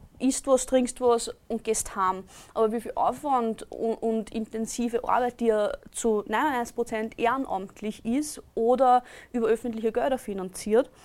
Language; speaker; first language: German; native; German